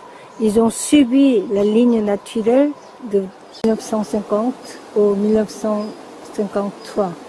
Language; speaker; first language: French; non-native, fluent; Korean